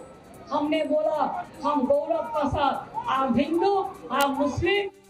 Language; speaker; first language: Hindi; non-native, local second language; Bangla